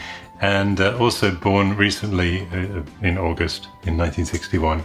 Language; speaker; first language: English; native; English